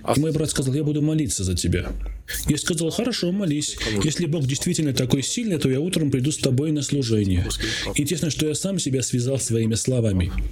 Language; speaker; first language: Russian; non-native, local second language; Armenian